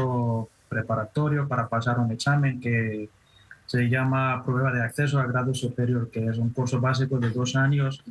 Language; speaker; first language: Spanish; non-native, fluent; Persian